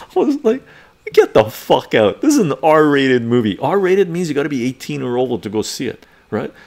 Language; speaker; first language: English; early bilingual, other home language; Persian